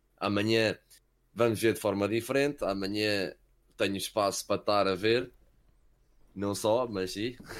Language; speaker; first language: Portuguese; early bilingual, heritage; Portuguese